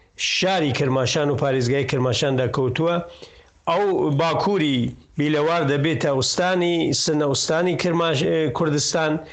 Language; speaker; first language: Central Kurdish; non-native, local second language; Southern Kurdish